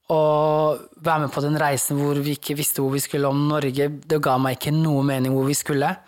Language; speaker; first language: Norwegian; early bilingual, other home language; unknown